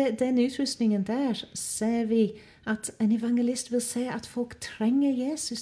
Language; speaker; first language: Norwegian; non-native, fluent; English